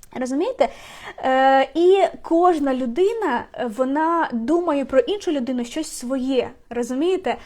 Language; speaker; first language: Ukrainian; non-native, local second language; Russian